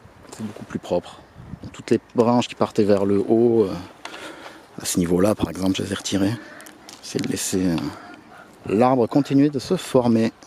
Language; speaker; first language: French; native; French